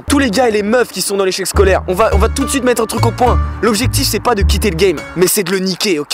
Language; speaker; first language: French; native; French